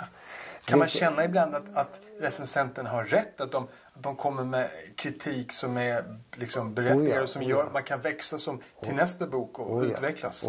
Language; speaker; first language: Swedish; native; Swedish